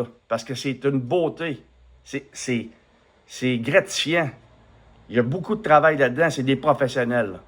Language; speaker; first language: French; native; French